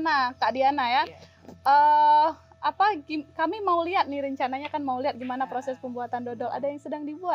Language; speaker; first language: Indonesian; native; Indonesian